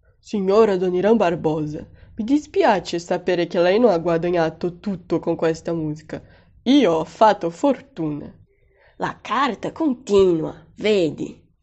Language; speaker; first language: Italian; non-native, learner; Portuguese